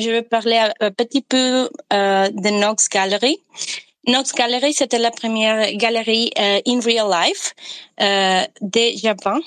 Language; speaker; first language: French; non-native, learner; Spanish